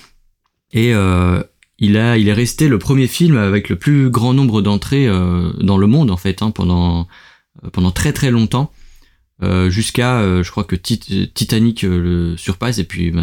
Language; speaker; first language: French; native; French